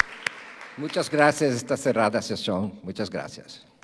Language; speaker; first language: Spanish; non-native, fluent; Portuguese